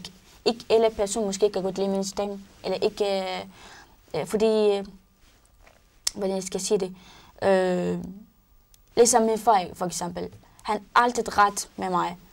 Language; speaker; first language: Danish; non-native, learner; Arabic